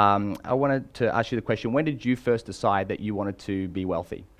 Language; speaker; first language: English; native; English